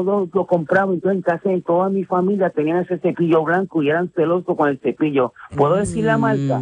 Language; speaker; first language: Spanish; native; Spanish